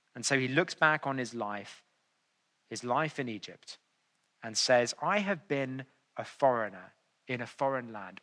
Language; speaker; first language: English; native; English